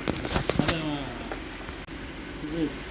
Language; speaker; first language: Arabic; non-native, learner; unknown